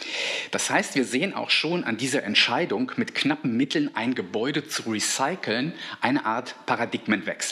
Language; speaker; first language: German; native; German